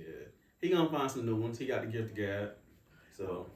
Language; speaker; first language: English; native; English